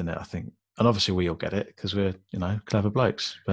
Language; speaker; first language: English; native; English